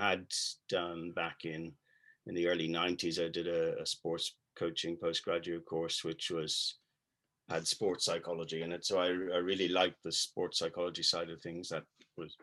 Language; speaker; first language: English; native; English